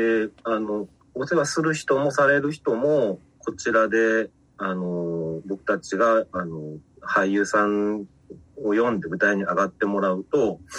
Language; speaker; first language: Japanese; native; Japanese